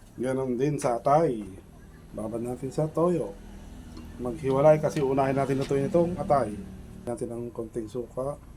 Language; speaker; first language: Filipino; non-native, local second language; Iloko